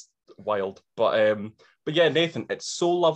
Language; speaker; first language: English; native; English